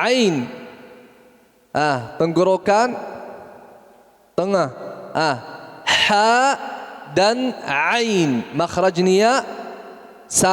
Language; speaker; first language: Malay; non-native, fluent; Arabic